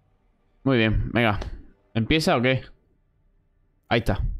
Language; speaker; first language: Spanish; native; Spanish